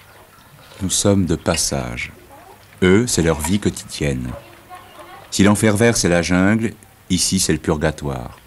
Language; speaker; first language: French; native; French